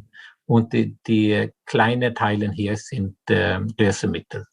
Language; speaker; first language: German; non-native, fluent; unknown